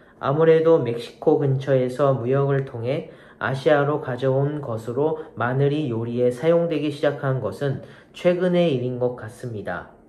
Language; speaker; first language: Korean; non-native, learner; Japanese